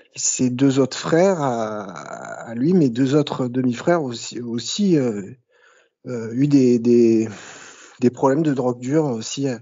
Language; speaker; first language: French; native; French